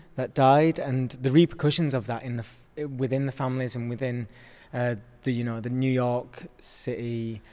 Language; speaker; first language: English; native; English